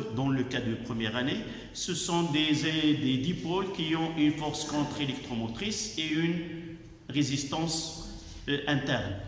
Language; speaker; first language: French; non-native, local second language; Arabic